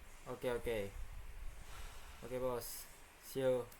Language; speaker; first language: English; non-native, learner; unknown